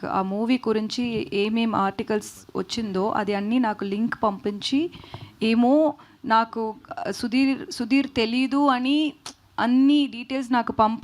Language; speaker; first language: Telugu; non-native, learner; Tamil